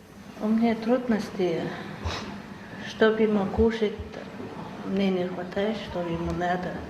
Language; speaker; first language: Russian; non-native, local second language; Chechen